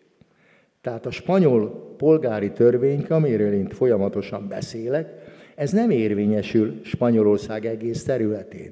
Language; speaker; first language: Hungarian; native; Hungarian